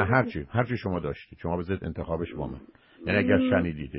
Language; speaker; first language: Persian; native; Persian